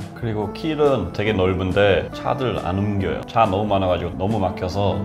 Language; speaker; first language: Korean; non-native, fluent; English